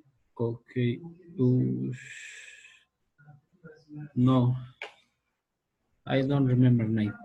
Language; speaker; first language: English; non-native, learner; Spanish